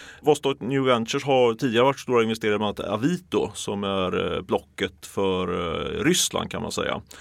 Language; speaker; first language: Swedish; native; Swedish